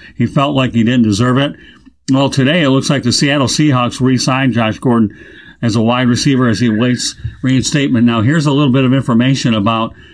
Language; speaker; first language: English; native; English